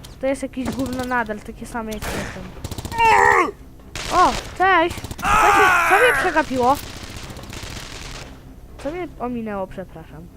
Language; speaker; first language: Polish; native; Polish